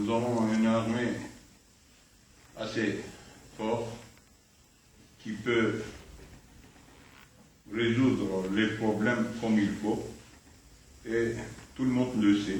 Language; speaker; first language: French; non-native, fluent; Turkish